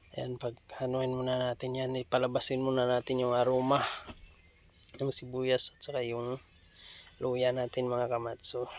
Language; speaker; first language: Filipino; native; Filipino